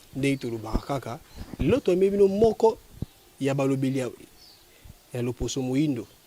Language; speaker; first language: Lingala; native; Lingala